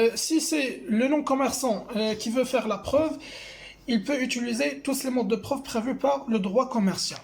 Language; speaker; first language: French; non-native, local second language; Arabic